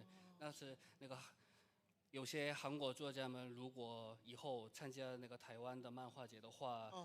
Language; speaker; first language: Chinese; non-native, learner; Korean